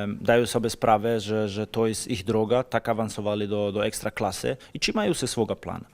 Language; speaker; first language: Polish; non-native, fluent; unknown